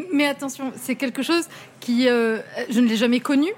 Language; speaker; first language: French; non-native, local second language; Arabic